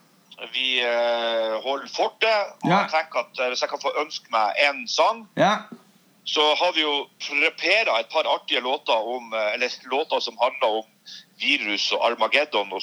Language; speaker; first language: Norwegian; native; Norwegian